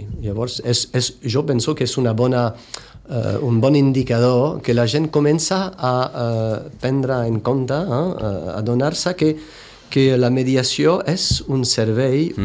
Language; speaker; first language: Catalan; non-native, fluent; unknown